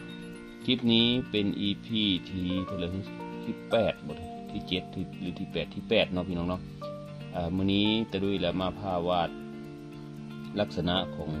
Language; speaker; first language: Thai; non-native, local second language; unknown